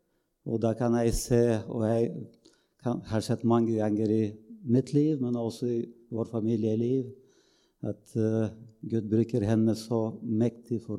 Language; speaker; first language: Norwegian; non-native, fluent; Bulgarian